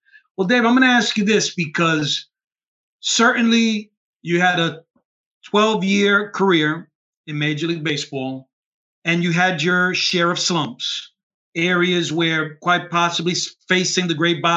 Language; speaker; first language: English; native; English